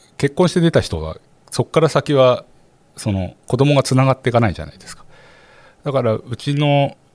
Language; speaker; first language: Japanese; native; Japanese